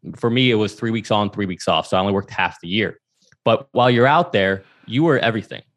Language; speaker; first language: English; native; English